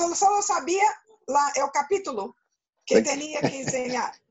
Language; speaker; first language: Spanish; non-native, learner; Portuguese